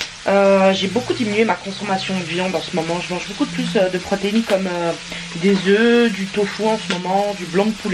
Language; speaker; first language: French; native; French